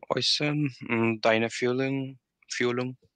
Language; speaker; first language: German; non-native, learner; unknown